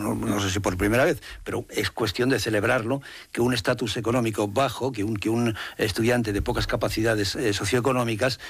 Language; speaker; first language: Spanish; native; Spanish